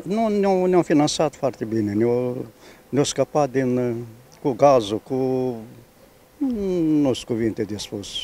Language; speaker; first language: Romanian; non-native, local second language; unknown